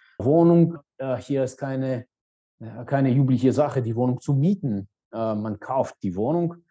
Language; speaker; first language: German; non-native, fluent; Georgian